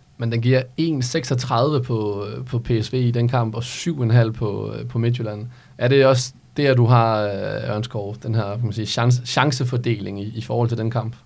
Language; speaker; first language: Danish; early bilingual, other home language; Serbian